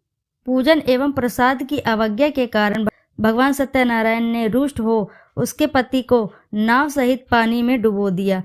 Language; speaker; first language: Hindi; native; Hindi